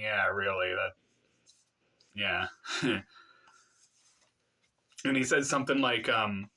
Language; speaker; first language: English; native; English